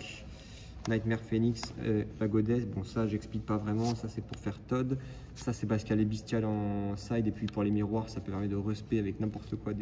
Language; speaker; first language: French; native; French